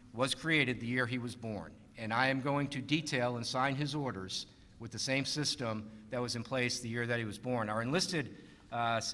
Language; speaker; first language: English; native; English